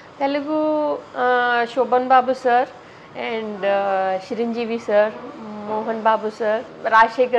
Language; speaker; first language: Telugu; non-native, local second language; Tamil